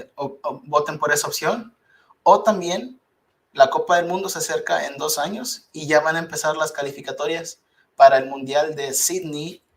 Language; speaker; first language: Spanish; early bilingual, heritage; Spanish